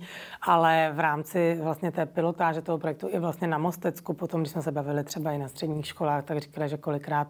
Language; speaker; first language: Czech; native; Czech